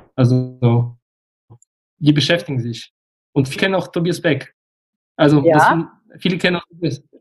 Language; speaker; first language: German; early bilingual, other home language; Russian